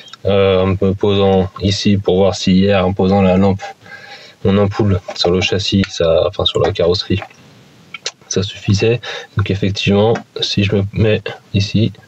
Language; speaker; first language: French; native; French